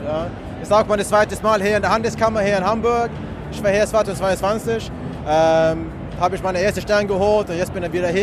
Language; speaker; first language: German; non-native, fluent; Swedish